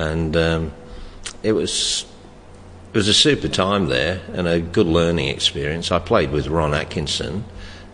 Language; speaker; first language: English; native; English